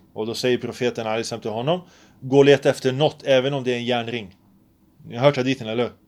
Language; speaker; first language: Swedish; early bilingual, other home language; Arabic